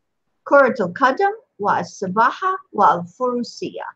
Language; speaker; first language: Arabic; non-native, fluent; English